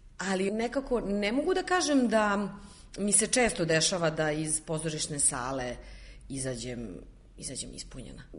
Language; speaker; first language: Serbian; native; Serbian